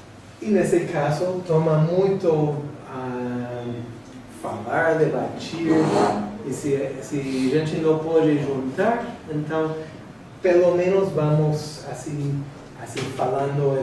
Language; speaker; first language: Portuguese; non-native, fluent; English